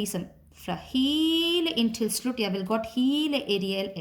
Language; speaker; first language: Danish; non-native, fluent; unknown